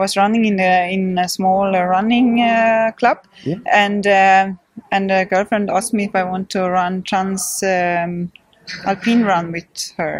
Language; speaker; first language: English; non-native, fluent; Swedish